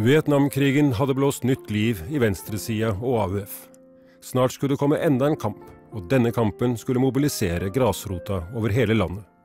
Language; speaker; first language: Norwegian; native; Norwegian